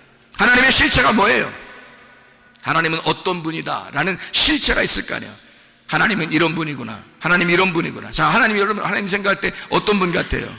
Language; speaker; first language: Korean; native; Korean